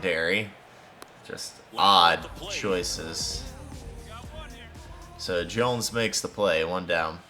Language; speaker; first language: English; native; English